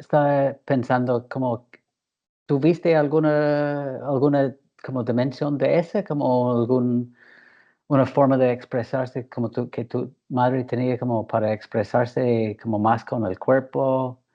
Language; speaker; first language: Spanish; non-native, fluent; English